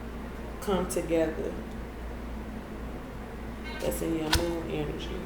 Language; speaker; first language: English; native; English